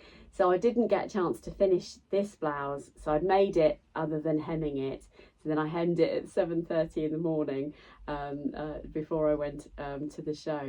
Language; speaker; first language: English; native; English